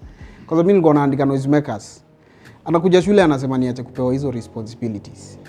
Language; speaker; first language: Swahili; native; Swahili